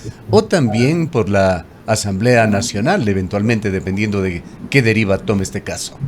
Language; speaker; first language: Spanish; native; Spanish